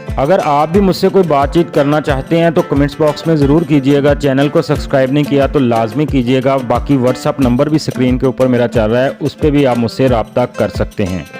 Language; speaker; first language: Urdu; non-native, local second language; Punjabi